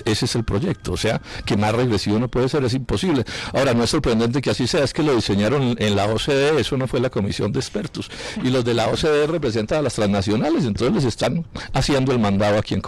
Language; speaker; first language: Spanish; native; Spanish